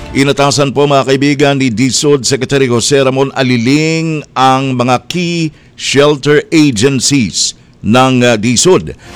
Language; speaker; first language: Filipino; native; Filipino